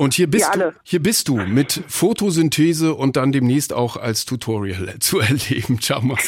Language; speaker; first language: German; native; German